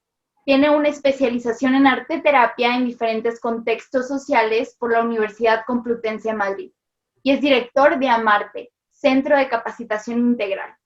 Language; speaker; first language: Spanish; native; Spanish